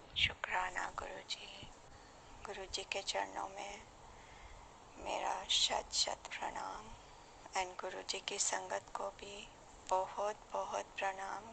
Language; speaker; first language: Hindi; native; Hindi